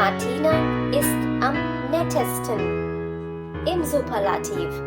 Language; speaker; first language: German; non-native, fluent; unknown